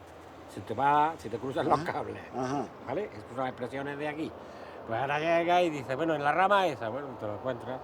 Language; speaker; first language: Spanish; native; Spanish